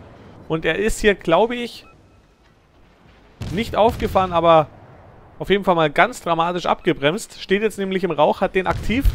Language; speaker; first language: German; native; German